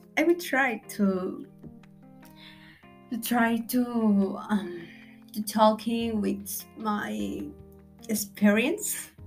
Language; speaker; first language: English; non-native, learner; Spanish